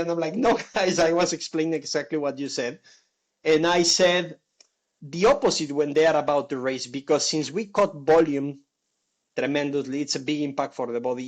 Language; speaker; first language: English; non-native, fluent; Spanish